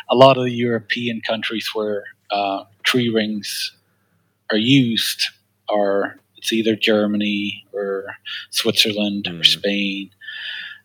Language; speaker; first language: English; non-native, fluent; Swedish